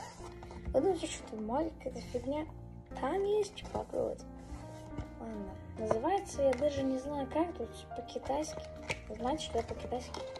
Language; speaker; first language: Russian; early bilingual, heritage; Russian